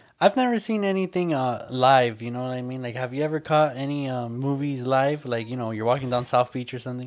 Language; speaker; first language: English; early bilingual, other home language; Spanish